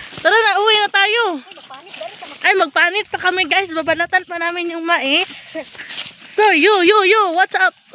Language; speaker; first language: Filipino; non-native, local second language; Cebuano